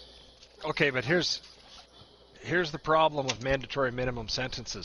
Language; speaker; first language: English; native; English